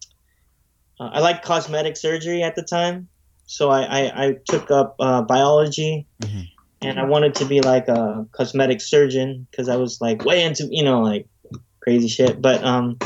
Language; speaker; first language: English; native; English